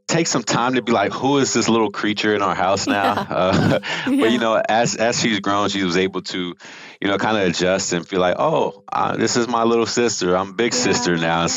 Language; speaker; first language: English; native; English